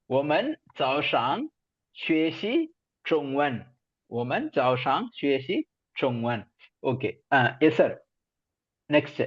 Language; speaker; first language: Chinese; non-native, fluent; Tamil